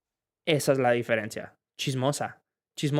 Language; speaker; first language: Spanish; non-native, fluent; English